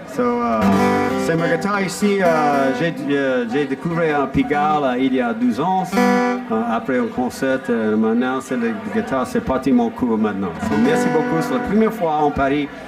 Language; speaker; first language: French; non-native, learner; English